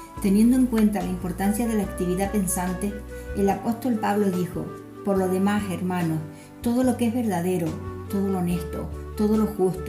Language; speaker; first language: Spanish; native; Spanish